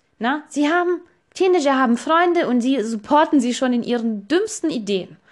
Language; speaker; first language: German; non-native, fluent; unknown